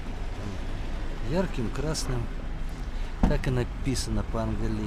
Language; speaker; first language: Russian; native; Russian